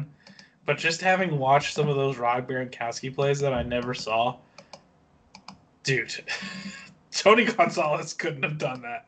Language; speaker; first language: English; native; English